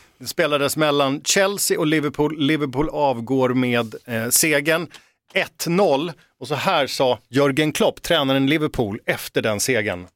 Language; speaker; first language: Swedish; native; Swedish